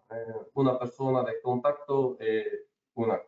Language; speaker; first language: Spanish; non-native, learner; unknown